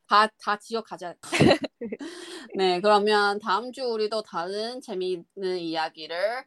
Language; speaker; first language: Korean; non-native, fluent; Chinese